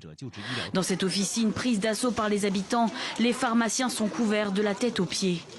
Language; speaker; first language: French; native; French